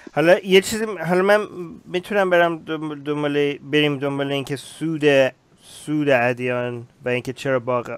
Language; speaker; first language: Persian; early bilingual, heritage; Persian